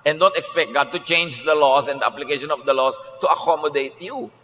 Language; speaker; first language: English; non-native, local second language; Filipino